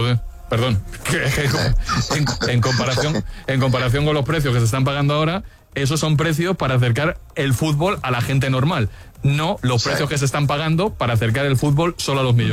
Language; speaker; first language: Spanish; native; Spanish